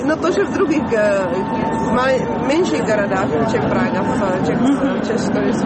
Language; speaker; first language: Russian; non-native, fluent; Czech